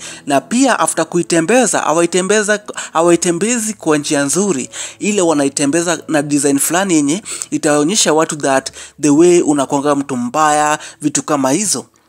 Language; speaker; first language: Swahili; non-native, local second language; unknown